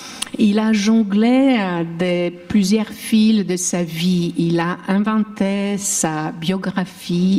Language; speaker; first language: French; non-native, fluent; Polish